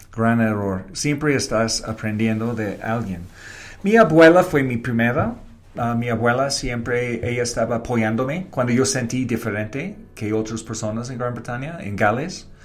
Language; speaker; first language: Spanish; non-native, fluent; English